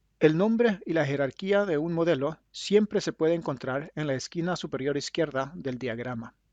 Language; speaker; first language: Spanish; non-native, fluent; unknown